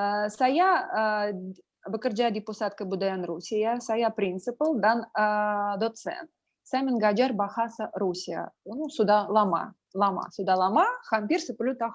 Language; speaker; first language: Indonesian; non-native, learner; Russian